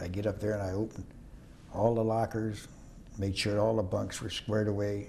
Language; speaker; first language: English; native; English